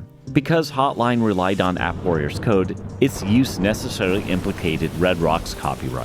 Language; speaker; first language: English; native; English